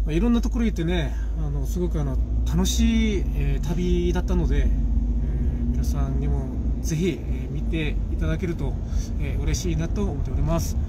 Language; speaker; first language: Japanese; non-native, fluent; Korean